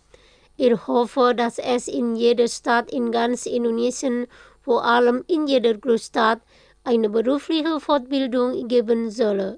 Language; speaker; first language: German; non-native, learner; Indonesian